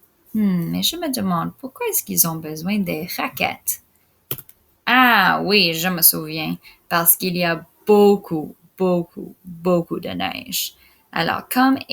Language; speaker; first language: French; non-native, local second language; English